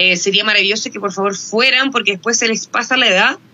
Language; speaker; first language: Spanish; native; Spanish